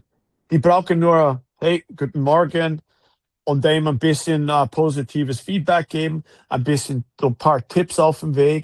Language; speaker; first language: German; non-native, fluent; English